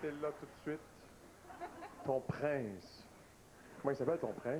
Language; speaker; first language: French; native; French